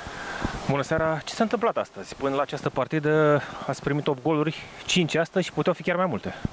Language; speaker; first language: Romanian; native; Romanian